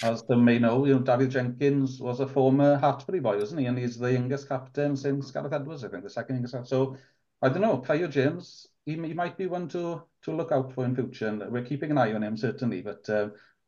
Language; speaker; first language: English; non-native, local second language; Welsh